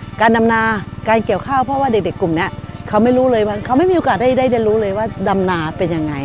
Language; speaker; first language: Thai; native; Thai